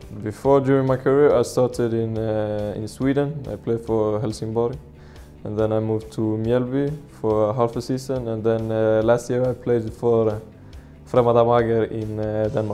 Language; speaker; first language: English; non-native, fluent; Swedish